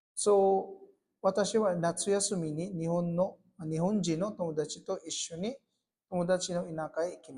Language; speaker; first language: Japanese; non-native, fluent; Filipino